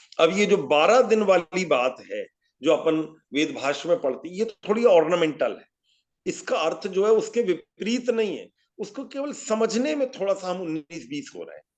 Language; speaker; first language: Hindi; native; Hindi